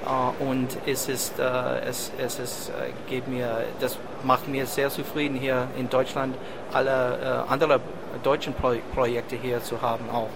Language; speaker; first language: German; non-native, fluent; English